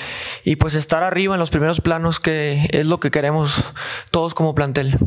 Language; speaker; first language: Spanish; native; Spanish